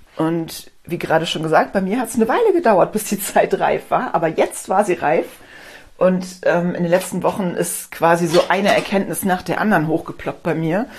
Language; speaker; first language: German; native; German